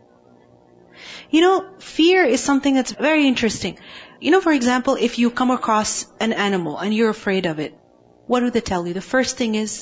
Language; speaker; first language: English; non-native, local second language; Urdu